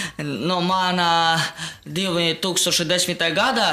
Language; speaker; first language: Latvian; non-native, local second language; Russian